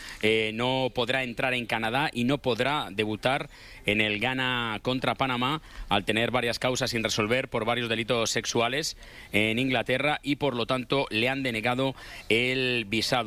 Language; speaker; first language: Spanish; native; Spanish